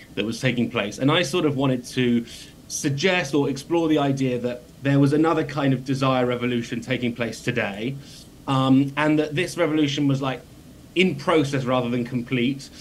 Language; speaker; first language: English; native; English